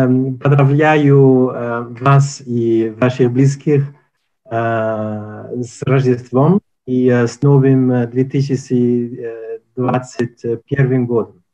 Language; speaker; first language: Russian; non-native, learner; French